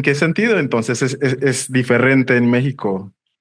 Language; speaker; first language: Spanish; non-native, fluent; English